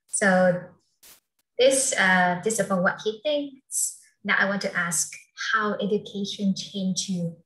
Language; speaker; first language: English; non-native, fluent; Vietnamese